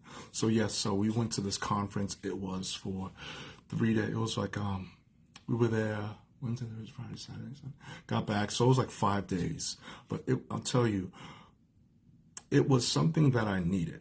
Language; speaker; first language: English; native; English